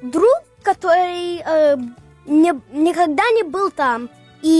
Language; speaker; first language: Russian; early bilingual, heritage; English